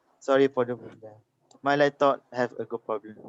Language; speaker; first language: English; non-native, local second language; Malay